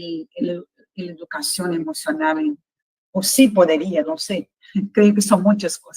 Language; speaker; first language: Spanish; non-native, fluent; Portuguese